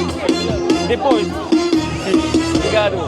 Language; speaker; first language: Portuguese; non-native, learner; French